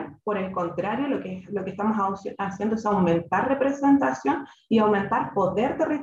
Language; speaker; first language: Spanish; native; Spanish